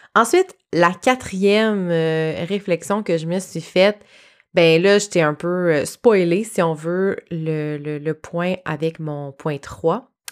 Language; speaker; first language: French; native; French